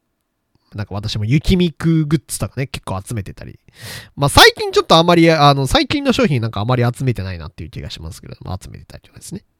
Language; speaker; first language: Japanese; native; Japanese